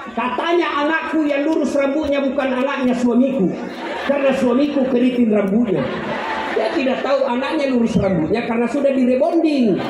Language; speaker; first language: Indonesian; non-native, local second language; Buginese